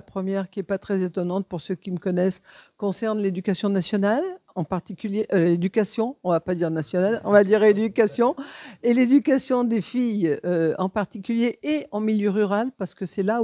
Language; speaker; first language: French; native; French